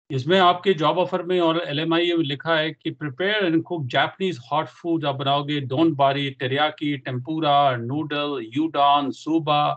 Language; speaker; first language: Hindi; non-native, local second language; Punjabi